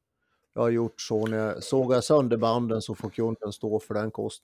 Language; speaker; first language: Swedish; native; Swedish